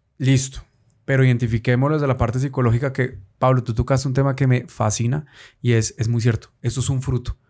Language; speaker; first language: Spanish; native; Spanish